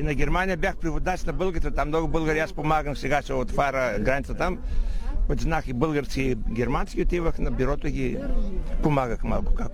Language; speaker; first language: Bulgarian; non-native, learner; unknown